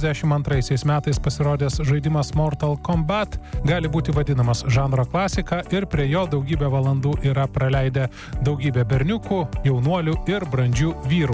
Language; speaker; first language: Lithuanian; native; Lithuanian